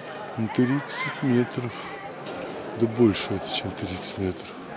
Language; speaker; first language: Russian; native; Russian